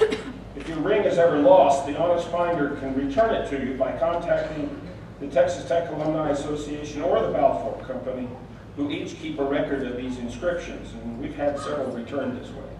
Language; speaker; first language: English; native; English